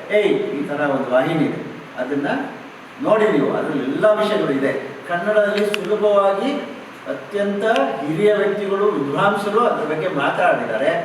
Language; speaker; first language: Kannada; native; Kannada